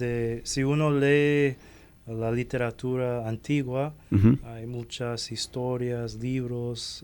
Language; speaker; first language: Spanish; non-native, fluent; Chinese